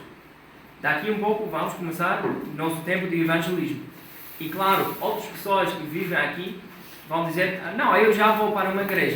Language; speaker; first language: Portuguese; non-native, fluent; English